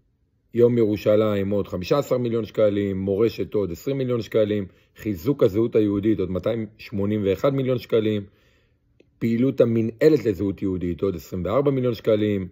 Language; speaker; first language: Hebrew; native; Hebrew